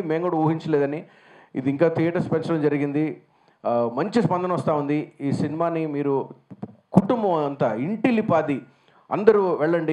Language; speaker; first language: Telugu; native; Telugu